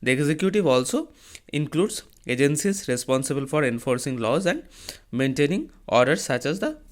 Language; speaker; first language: English; non-native, local second language; Hindi